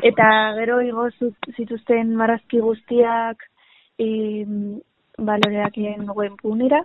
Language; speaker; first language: Basque; non-native, local second language; Spanish